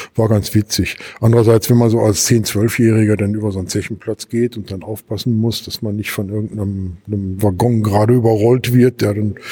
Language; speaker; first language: German; native; German